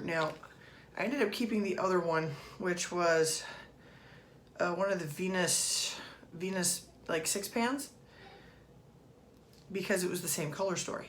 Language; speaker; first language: English; native; English